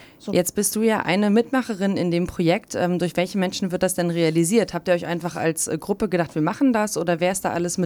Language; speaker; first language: German; native; German